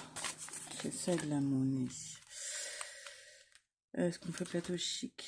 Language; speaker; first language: French; native; French